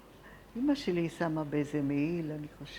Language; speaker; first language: Hebrew; non-native, fluent; Italian